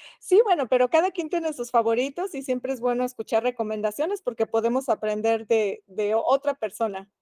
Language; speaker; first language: Spanish; native; Spanish